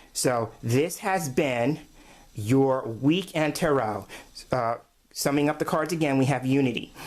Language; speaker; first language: English; native; English